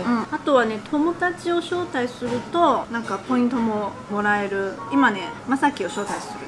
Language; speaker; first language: Japanese; non-native, fluent; Chinese